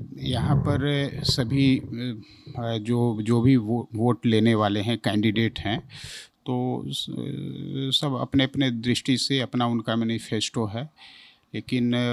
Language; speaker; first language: Hindi; native; Hindi